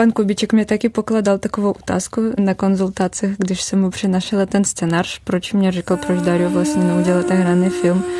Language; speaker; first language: Czech; non-native, fluent; Russian